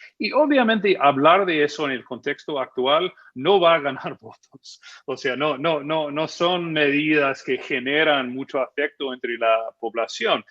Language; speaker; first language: Spanish; non-native, fluent; English